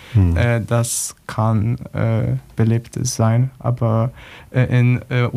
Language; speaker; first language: German; non-native, learner; Polish